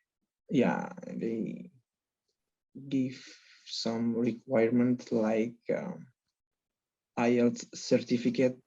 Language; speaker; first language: English; non-native, learner; Indonesian